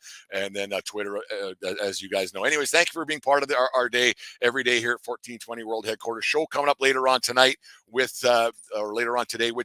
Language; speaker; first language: English; native; English